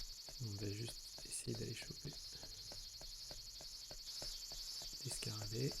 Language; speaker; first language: French; native; French